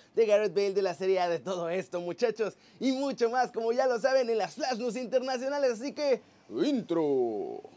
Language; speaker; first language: Spanish; native; Spanish